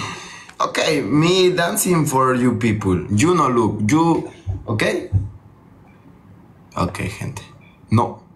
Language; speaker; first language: English; non-native, learner; Spanish